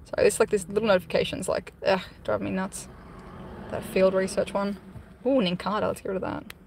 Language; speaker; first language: English; native; English